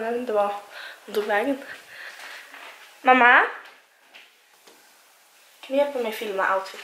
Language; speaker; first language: Swedish; native; Swedish